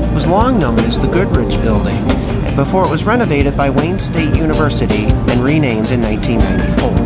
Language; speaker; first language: English; native; English